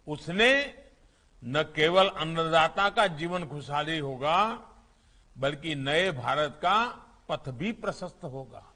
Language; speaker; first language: Hindi; non-native, local second language; Gujarati